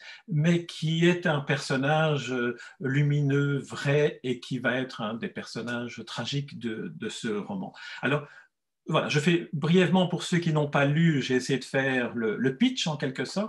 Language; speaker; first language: French; native; French